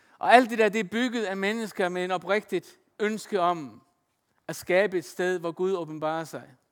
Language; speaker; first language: Danish; non-native, local second language; Faroese